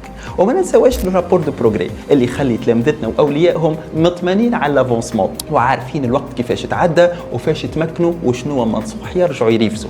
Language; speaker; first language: Arabic; native; Arabic